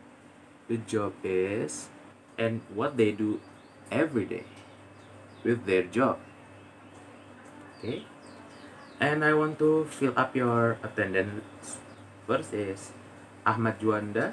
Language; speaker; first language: English; non-native, learner; Indonesian